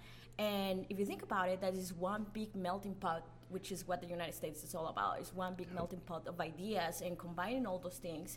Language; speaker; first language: English; non-native, fluent; Spanish